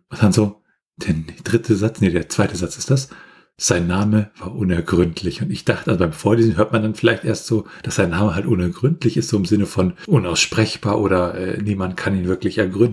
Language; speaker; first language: German; native; German